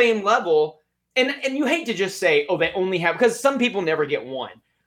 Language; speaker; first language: English; native; English